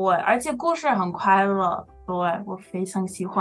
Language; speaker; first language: Chinese; early bilingual, heritage; Chinese